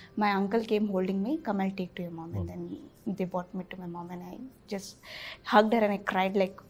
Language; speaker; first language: English; non-native, local second language; Bhojpuri